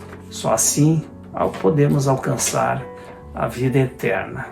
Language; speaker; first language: Portuguese; native; Portuguese